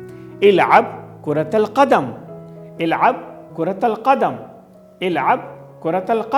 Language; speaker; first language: Arabic; non-native, fluent; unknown